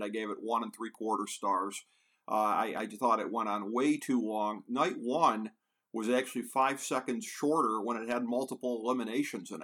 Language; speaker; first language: English; native; English